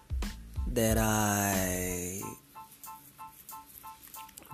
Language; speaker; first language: English; non-native, fluent; Portuguese